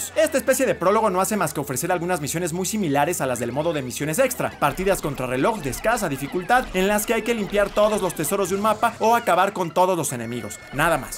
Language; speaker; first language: Spanish; native; Spanish